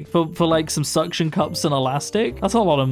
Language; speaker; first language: English; native; English